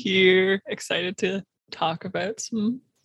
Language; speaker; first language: English; native; English